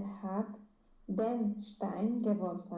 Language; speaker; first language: German; non-native, learner; Romanian